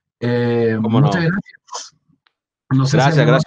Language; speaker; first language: Spanish; native; Spanish